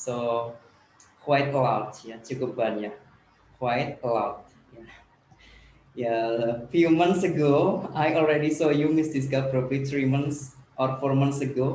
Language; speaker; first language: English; non-native, learner; Indonesian